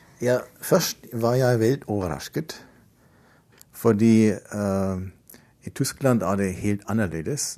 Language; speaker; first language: Norwegian; non-native, fluent; German